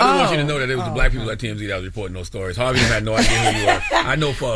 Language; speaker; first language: English; native; English